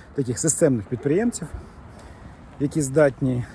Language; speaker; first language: Ukrainian; non-native, fluent; Lithuanian